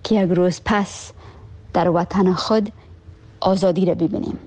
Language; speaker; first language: Persian; early bilingual, heritage; Persian